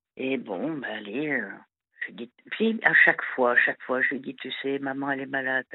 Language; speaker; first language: French; native; French